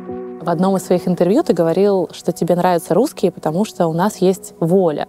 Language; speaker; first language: Russian; native; Russian